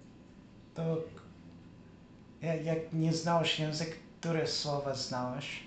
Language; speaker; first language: Polish; early bilingual, heritage; English